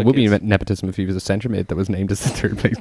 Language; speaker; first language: English; native; English